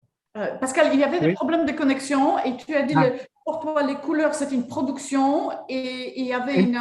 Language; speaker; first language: French; non-native, fluent; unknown